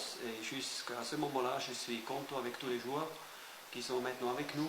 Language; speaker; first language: French; non-native, fluent; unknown